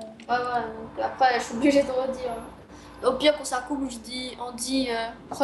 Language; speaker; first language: French; native; French